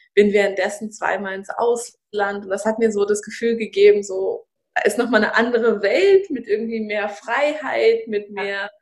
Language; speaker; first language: German; early bilingual, other home language; Russian